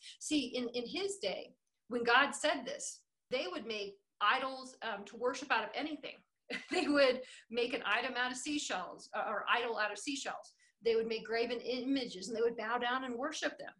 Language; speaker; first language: English; native; English